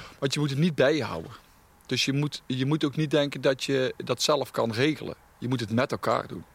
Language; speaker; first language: Dutch; native; Dutch